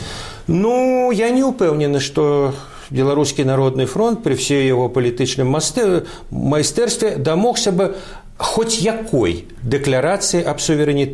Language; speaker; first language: Belarusian; native; Belarusian